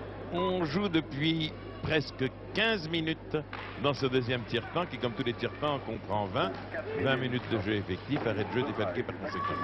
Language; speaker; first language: French; native; French